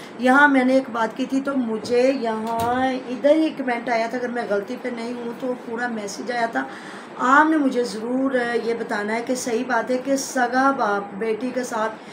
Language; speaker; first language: Urdu; non-native, local second language; Punjabi